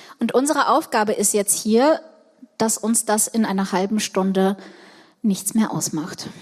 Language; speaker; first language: German; early bilingual, other home language; Russian